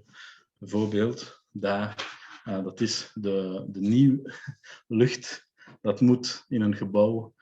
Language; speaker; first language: Dutch; non-native, local second language; French